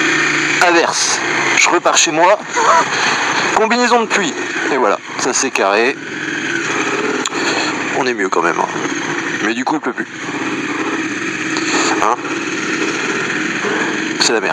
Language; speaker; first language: French; native; French